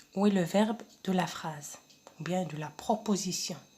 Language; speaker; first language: French; non-native, local second language; Arabic